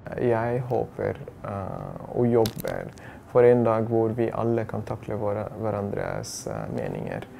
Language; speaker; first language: Norwegian; non-native, fluent; Arabic